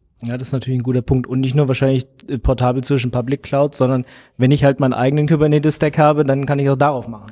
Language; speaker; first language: German; native; German